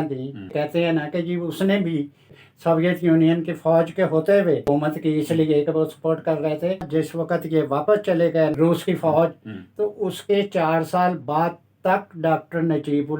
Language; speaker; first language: Urdu; non-native, local second language; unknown